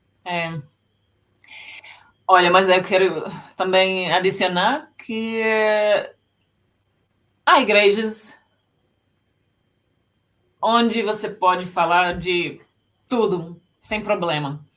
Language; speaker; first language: Portuguese; non-native, fluent; Finnish